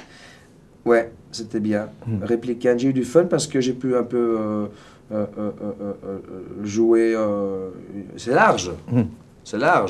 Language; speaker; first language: French; native; French